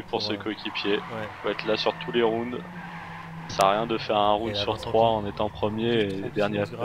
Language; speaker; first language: French; native; French